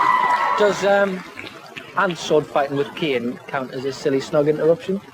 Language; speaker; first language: English; native; English